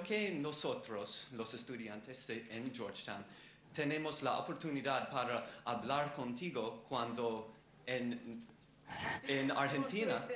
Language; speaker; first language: Spanish; non-native, learner; English